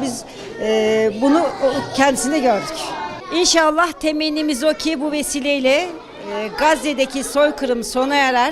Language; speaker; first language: Turkish; native; Turkish